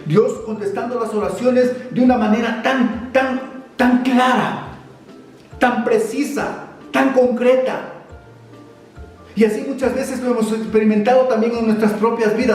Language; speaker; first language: Spanish; native; Spanish